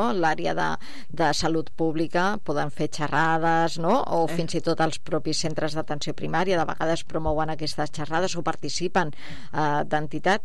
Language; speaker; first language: Catalan; native; Catalan